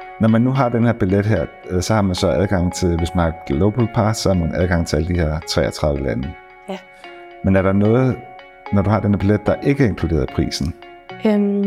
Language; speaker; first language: Danish; native; Danish